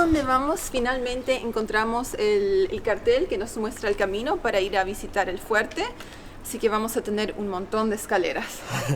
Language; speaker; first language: Spanish; native; Spanish